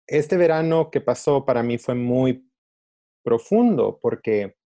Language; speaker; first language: Spanish; early bilingual, other home language; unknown